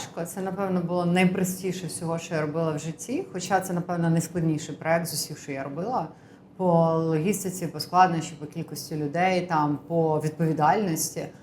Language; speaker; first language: Ukrainian; native; Ukrainian